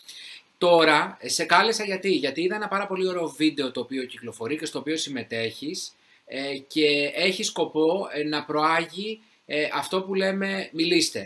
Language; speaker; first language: Greek; native; Greek